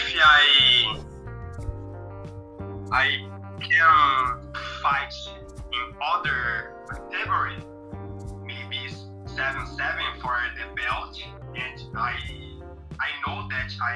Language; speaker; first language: English; non-native, learner; Portuguese